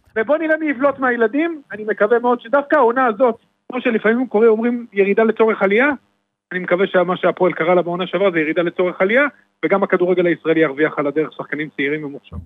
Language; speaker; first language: Hebrew; native; Hebrew